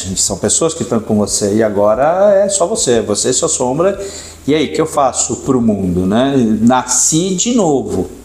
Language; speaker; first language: Portuguese; native; Portuguese